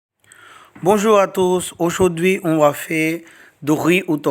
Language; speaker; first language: French; non-native, learner; Tamil